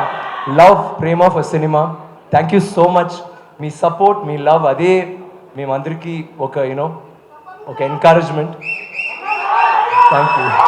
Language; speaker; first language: Telugu; non-native, local second language; Tamil